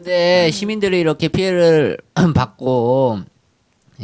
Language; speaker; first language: Korean; native; Korean